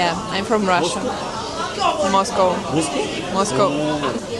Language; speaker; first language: English; non-native, learner; Russian